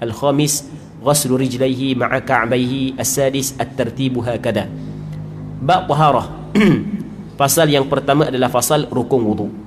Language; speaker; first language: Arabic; non-native, fluent; Malay